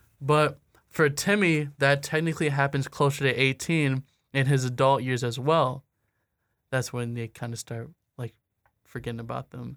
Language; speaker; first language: English; native; English